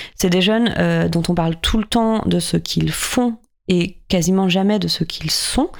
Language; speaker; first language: French; native; French